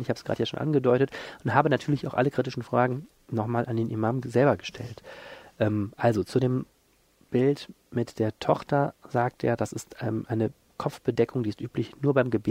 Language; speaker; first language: German; native; German